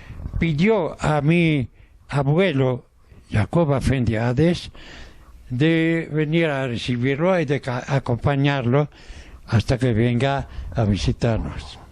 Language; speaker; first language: Spanish; non-native, fluent; Arabic